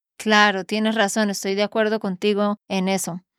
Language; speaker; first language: Spanish; native; Spanish